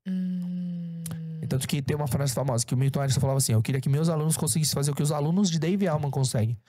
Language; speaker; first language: Portuguese; early bilingual, other home language; Korean